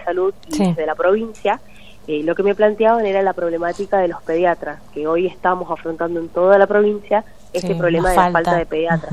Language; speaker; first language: Spanish; native; Spanish